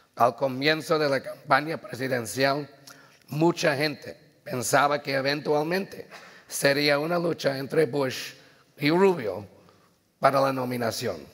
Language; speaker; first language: Spanish; early bilingual, heritage; Spanish